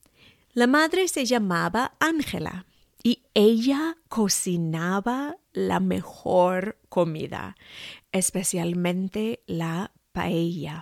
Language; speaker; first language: Spanish; non-native, fluent; English